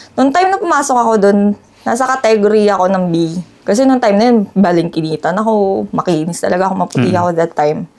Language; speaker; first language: Filipino; native; Filipino